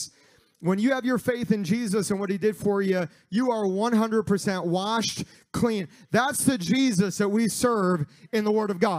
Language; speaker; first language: English; native; English